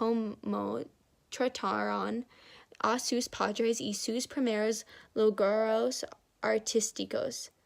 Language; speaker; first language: Spanish; non-native, learner; English